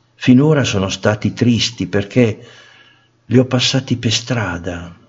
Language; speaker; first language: Italian; native; Italian